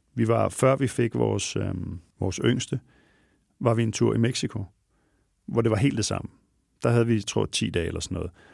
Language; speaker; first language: Danish; native; Danish